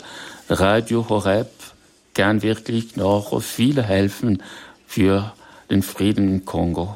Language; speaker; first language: German; non-native, fluent; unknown